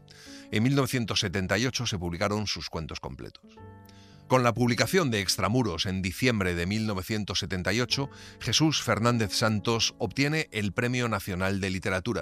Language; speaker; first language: Spanish; native; Spanish